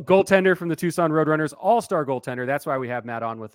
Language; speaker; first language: English; native; English